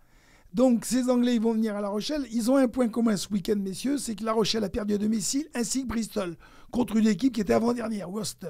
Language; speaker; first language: French; native; French